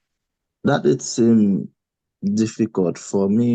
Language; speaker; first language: English; non-native, learner; Haitian Creole